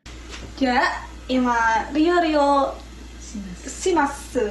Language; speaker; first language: Japanese; non-native, learner; Indonesian